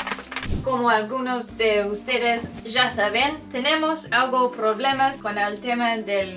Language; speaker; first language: Spanish; non-native, learner; English